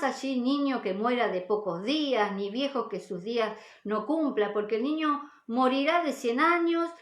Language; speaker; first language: Spanish; native; Spanish